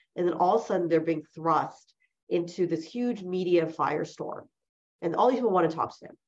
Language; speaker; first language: English; early bilingual, other home language; Chinese